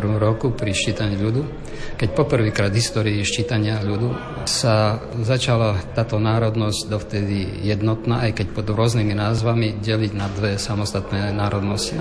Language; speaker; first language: Slovak; non-native, local second language; Ukrainian